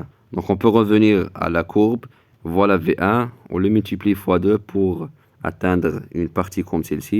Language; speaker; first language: French; non-native, local second language; Arabic